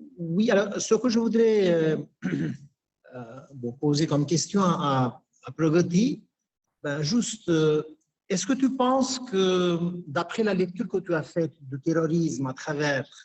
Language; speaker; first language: French; non-native, fluent; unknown